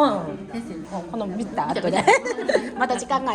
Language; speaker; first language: Japanese; non-native, learner; Korean